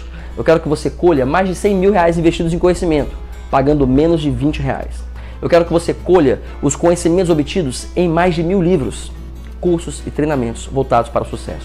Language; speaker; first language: Portuguese; native; Portuguese